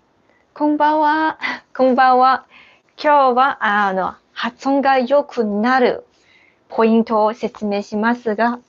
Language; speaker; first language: Japanese; non-native, fluent; Chinese